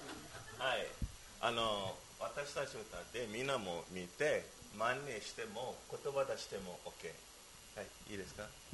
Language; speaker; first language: Japanese; non-native, learner; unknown